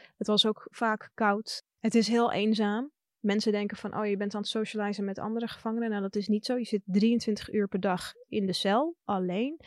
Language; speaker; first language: Dutch; early bilingual, other home language; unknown